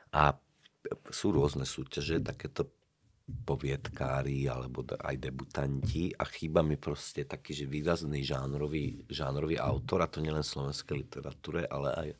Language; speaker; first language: Slovak; native; Slovak